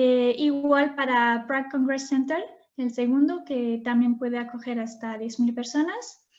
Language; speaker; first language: Spanish; non-native, fluent; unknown